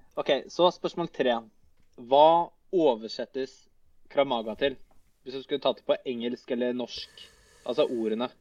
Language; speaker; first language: Norwegian; native; Norwegian